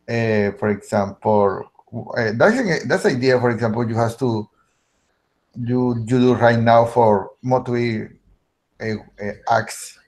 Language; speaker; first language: English; non-native, learner; Spanish